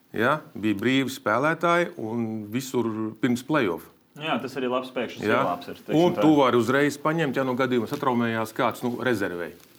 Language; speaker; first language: Latvian; native; Latvian